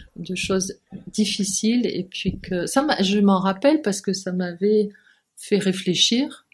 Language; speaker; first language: French; native; French